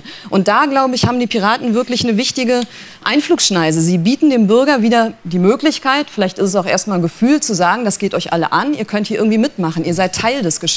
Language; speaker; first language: German; native; German